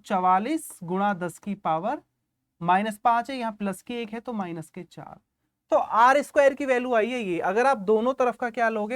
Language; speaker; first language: Hindi; native; Hindi